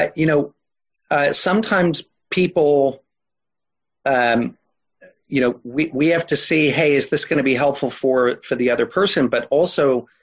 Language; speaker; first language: English; native; English